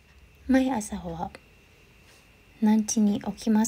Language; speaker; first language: Japanese; non-native, fluent; Thai